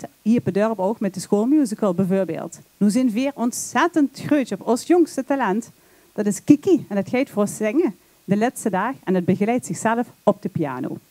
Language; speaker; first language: Dutch; native; Dutch